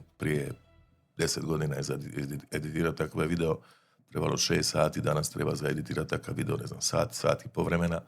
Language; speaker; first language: Bosnian; native; Bosnian